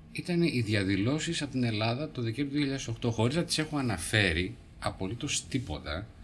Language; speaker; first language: Greek; native; Greek